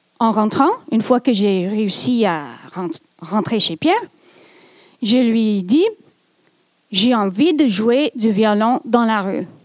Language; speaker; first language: French; non-native, fluent; English